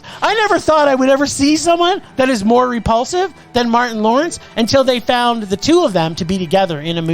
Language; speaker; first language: English; native; English